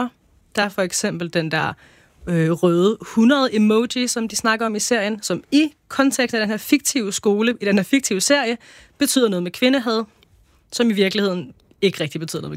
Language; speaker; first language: Danish; native; Danish